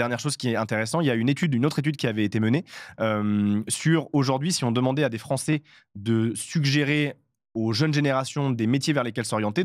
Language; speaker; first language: French; native; French